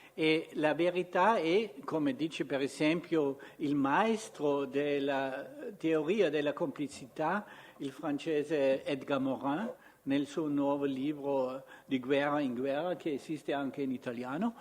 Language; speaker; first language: Italian; non-native, fluent; German